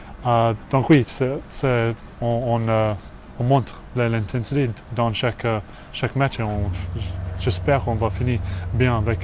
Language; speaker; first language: French; non-native, learner; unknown